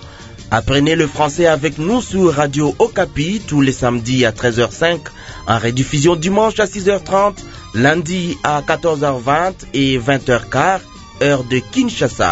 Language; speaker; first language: French; non-native, local second language; Lingala